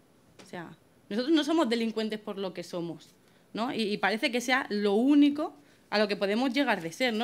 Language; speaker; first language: Spanish; native; Spanish